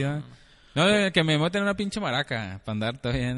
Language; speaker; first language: Spanish; native; Spanish